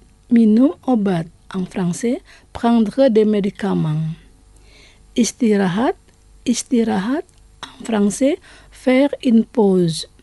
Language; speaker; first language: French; non-native, fluent; Indonesian